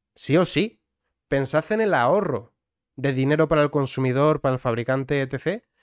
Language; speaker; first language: Spanish; native; Spanish